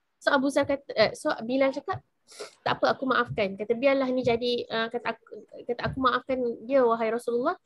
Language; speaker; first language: Malay; native; Malay